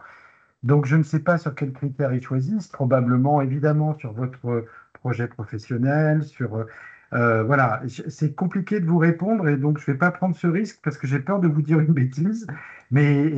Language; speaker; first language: French; native; French